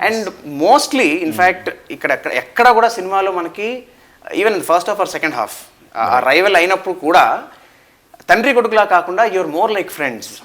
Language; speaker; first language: Telugu; native; Telugu